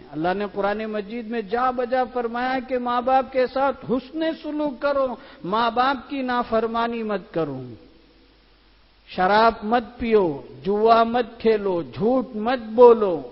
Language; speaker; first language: Urdu; native; Urdu